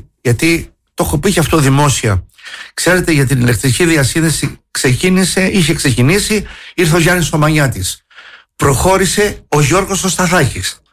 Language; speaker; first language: Greek; native; Greek